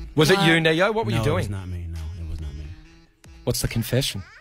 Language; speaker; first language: English; native; English